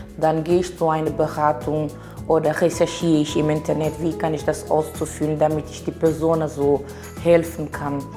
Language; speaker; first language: German; non-native, learner; Portuguese